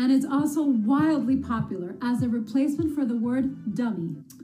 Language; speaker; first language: English; early bilingual, other home language; Spanish